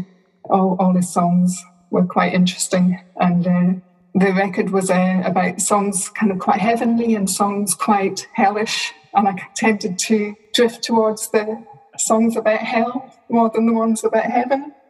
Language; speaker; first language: English; native; English